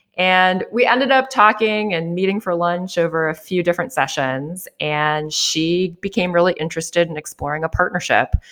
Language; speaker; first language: English; native; English